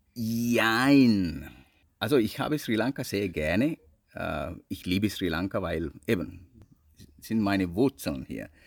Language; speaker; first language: German; non-native, fluent; Sinhala